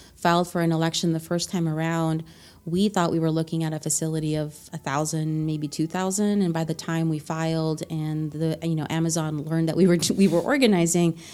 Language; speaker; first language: English; non-native, fluent; Spanish